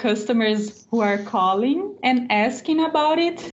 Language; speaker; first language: English; non-native, fluent; Portuguese